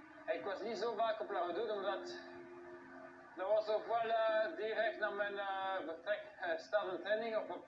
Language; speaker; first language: Dutch; non-native, local second language; French